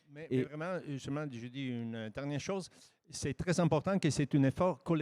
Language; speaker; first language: French; non-native, fluent; Italian